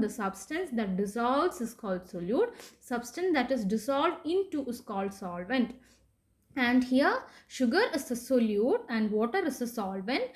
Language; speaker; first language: English; non-native, local second language; Malayalam